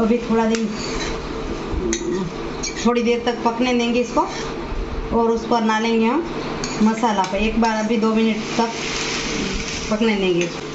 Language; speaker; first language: Hindi; non-native, local second language; Gujarati